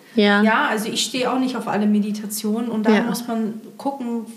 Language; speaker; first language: German; early bilingual, other home language; Portuguese